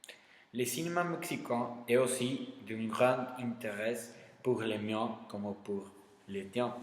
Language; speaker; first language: French; non-native, learner; Spanish